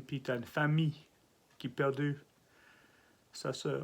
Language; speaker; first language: French; non-native, learner; English